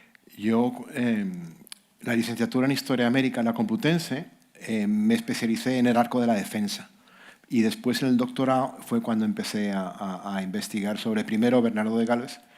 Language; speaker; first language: Spanish; native; Spanish